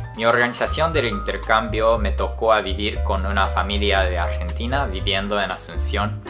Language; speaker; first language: Spanish; non-native, fluent; Japanese